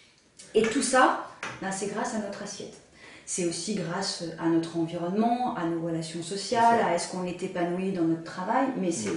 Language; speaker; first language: French; native; French